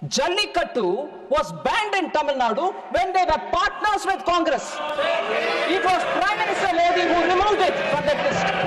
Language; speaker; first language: English; non-native, local second language; Tamil